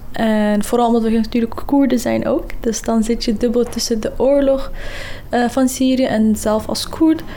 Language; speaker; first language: Dutch; early bilingual, other home language; Kurdish